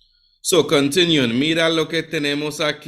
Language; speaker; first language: Spanish; non-native, fluent; English